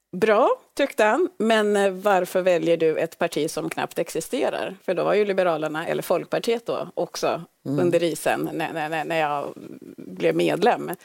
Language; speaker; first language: Swedish; early bilingual, other home language; Swahili